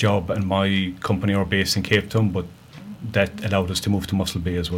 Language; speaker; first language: English; native; English